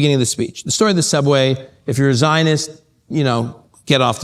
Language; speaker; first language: English; native; English